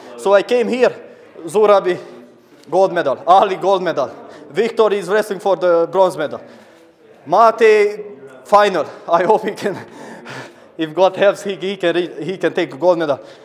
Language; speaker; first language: English; non-native, fluent; Serbian